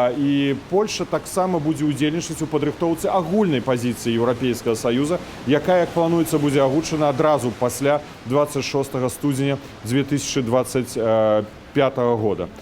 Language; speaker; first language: Belarusian; native; Belarusian